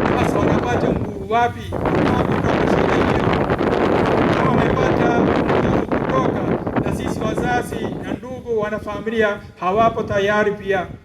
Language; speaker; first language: Swahili; non-native, fluent; Malayalam